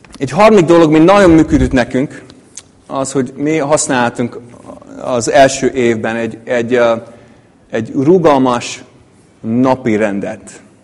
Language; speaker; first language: Hungarian; non-native, fluent; English